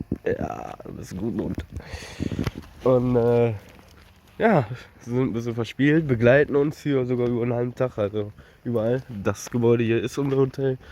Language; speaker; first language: German; native; German